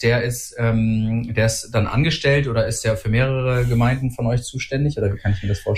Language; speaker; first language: German; native; German